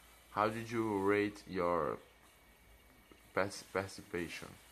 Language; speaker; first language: English; non-native, learner; Portuguese